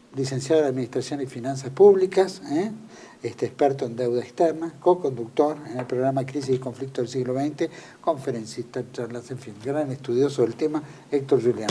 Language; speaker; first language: Spanish; native; Spanish